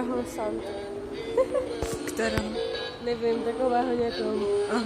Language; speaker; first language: Czech; non-native, learner; Ukrainian